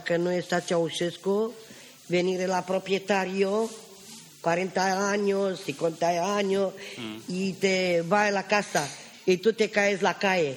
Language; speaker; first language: Spanish; non-native, learner; Romany